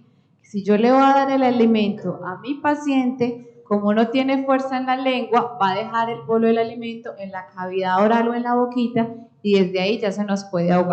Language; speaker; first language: Spanish; native; Spanish